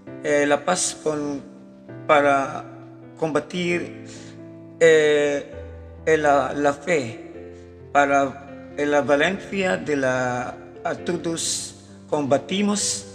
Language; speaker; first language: Spanish; non-native, learner; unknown